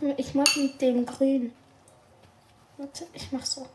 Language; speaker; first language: German; early bilingual, other home language; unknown